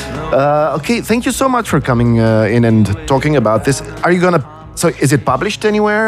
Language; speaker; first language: English; non-native, fluent; Romanian